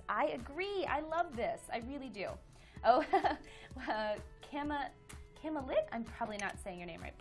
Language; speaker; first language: English; native; English